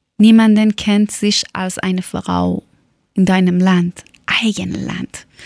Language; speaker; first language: German; non-native, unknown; Persian